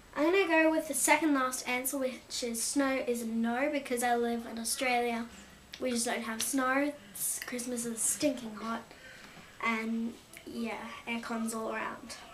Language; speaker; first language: English; native; English